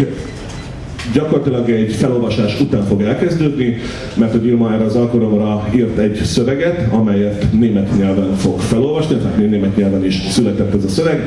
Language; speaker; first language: Hungarian; native; Hungarian